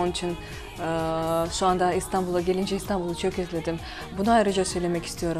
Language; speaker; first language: Turkish; non-native, fluent; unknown